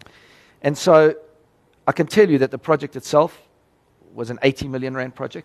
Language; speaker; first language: English; native; English